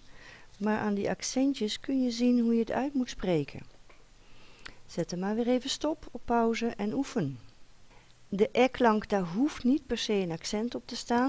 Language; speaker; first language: Dutch; native; Dutch